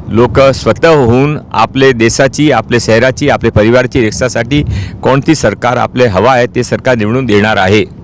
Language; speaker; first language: Marathi; non-native, local second language; Hindi